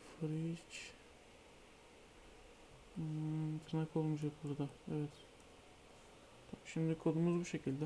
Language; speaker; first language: Turkish; native; Turkish